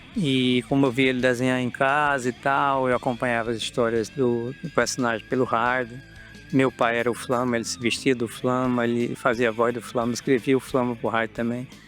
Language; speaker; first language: Portuguese; native; Portuguese